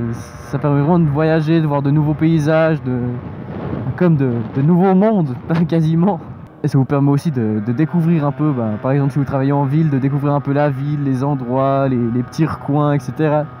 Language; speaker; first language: French; native; French